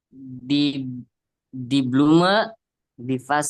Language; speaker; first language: German; non-native, learner; Indonesian